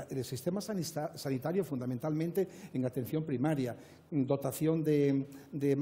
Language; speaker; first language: Spanish; native; Spanish